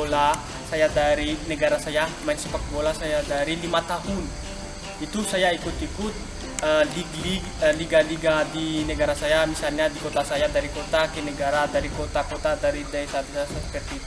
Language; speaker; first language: Indonesian; non-native, learner; Malagasy